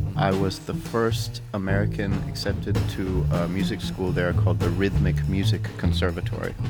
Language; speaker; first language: English; native; English